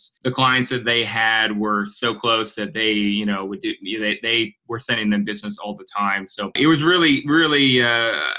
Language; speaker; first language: English; native; English